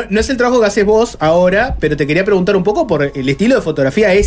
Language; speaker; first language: Spanish; native; Spanish